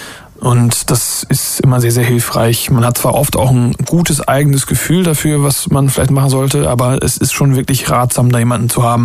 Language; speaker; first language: German; native; German